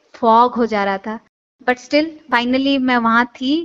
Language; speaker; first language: Hindi; non-native, local second language; Odia